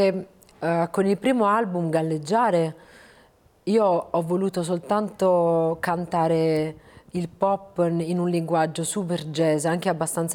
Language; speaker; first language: Italian; native; Italian